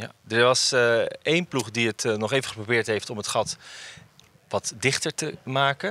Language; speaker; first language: Dutch; native; Dutch